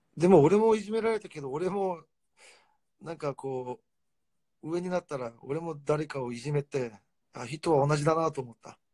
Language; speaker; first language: Japanese; non-native, fluent; Korean